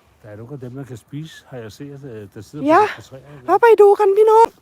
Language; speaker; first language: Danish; non-native, learner; Thai